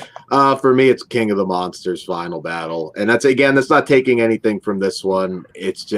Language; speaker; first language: English; native; English